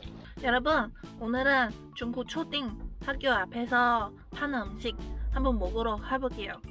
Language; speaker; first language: Korean; early bilingual, heritage; Korean